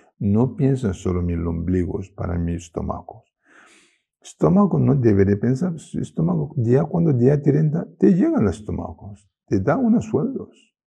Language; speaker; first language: Spanish; non-native, learner; Tibetan